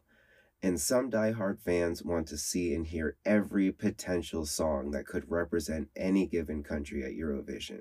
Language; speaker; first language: English; native; English